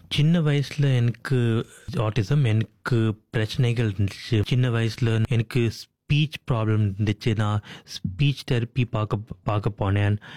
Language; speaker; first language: Tamil; early bilingual, heritage; Tamil